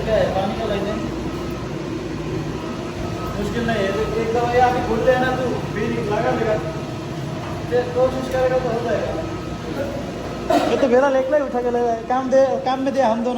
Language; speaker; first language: Hindi; non-native, local second language; Bangla